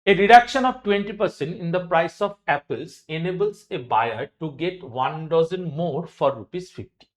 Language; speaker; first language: English; non-native, local second language; Bangla